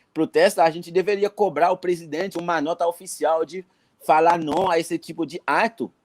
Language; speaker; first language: Portuguese; non-native, fluent; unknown